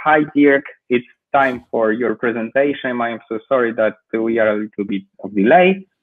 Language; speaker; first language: English; non-native, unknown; Polish